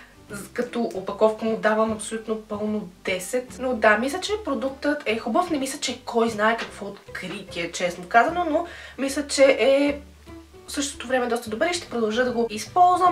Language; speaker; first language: Bulgarian; native; Bulgarian